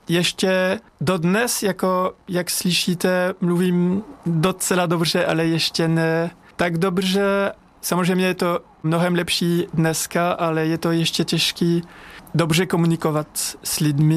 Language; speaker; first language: Czech; non-native, learner; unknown